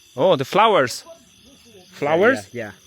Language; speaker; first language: English; non-native, learner; Polish